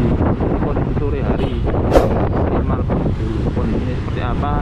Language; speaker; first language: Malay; non-native, local second language; Javanese